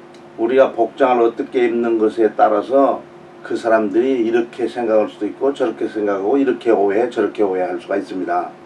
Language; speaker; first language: Korean; native; Korean